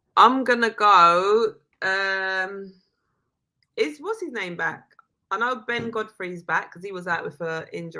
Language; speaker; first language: English; native; English